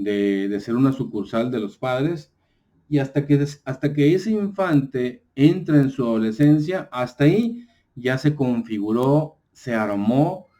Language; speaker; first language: Spanish; native; Spanish